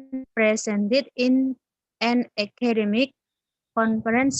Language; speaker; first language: English; non-native, learner; Indonesian